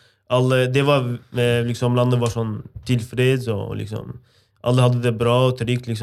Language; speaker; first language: Norwegian; non-native, fluent; Arabic